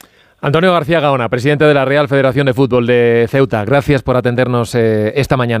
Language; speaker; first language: Spanish; native; Spanish